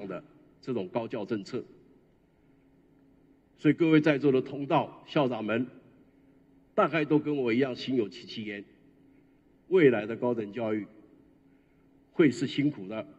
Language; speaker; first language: Chinese; native; Chinese